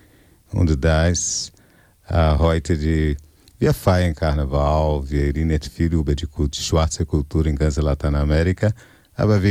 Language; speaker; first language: German; non-native, fluent; Portuguese